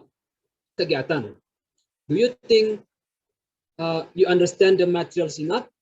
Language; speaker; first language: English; non-native, learner; Indonesian